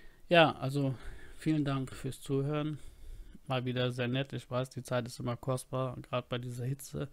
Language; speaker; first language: German; native; German